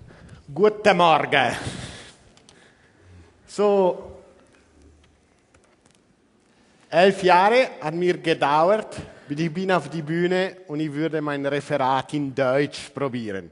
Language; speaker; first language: German; non-native, learner; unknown